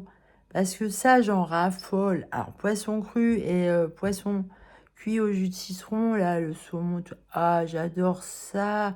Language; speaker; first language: French; native; French